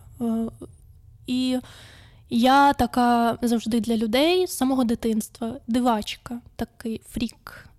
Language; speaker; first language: Ukrainian; non-native, local second language; Russian